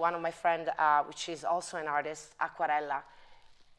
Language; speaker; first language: English; non-native, fluent; Italian